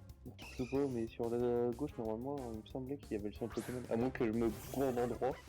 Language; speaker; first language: French; native; French